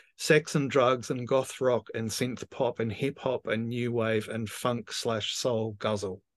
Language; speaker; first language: English; native; English